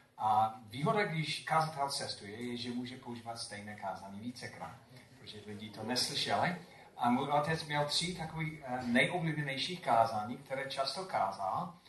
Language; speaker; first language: Czech; non-native, fluent; English